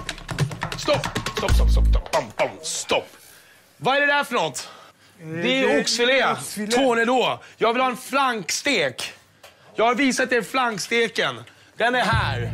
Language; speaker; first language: Swedish; native; Swedish